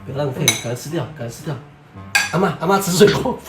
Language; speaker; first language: Chinese; native; Chinese